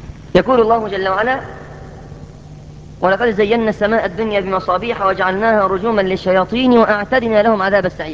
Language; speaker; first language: Arabic; native; Arabic